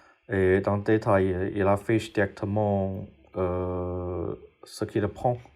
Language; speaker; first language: French; non-native, fluent; Chinese